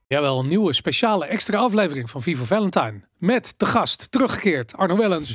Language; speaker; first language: Dutch; native; Dutch